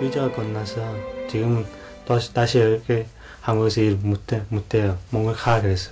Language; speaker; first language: Korean; non-native, learner; Mongolian